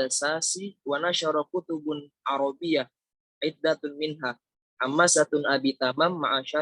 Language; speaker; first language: Arabic; non-native, learner; Indonesian